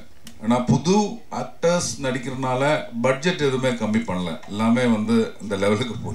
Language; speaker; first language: Tamil; non-native, learner; Malayalam